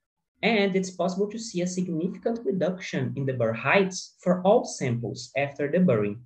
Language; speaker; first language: English; non-native, fluent; Portuguese